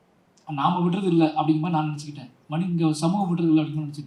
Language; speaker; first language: Tamil; native; Tamil